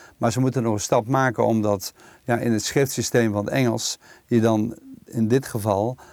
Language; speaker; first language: Dutch; native; Dutch